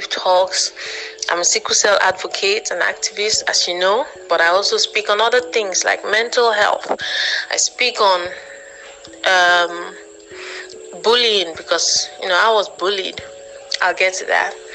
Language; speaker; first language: English; non-native, local second language; Igbo